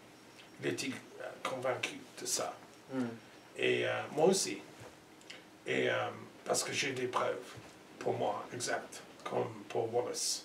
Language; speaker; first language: French; non-native, learner; English